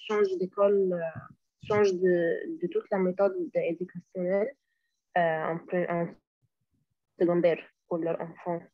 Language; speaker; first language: French; non-native, learner; Arabic